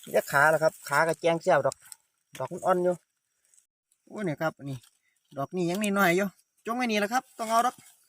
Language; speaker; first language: Thai; native; Thai